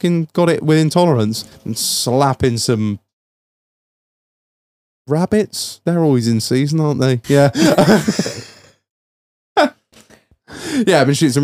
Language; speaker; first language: English; native; English